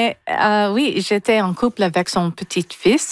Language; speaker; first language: French; non-native, local second language; English